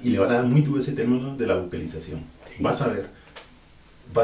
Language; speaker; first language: Spanish; native; Spanish